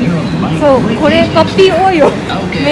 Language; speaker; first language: Japanese; non-native, learner; Thai